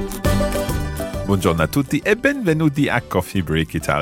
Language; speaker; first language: Italian; non-native, fluent; English